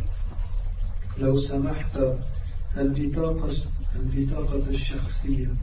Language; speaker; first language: Arabic; non-native, learner; French